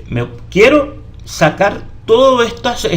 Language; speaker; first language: Spanish; native; Spanish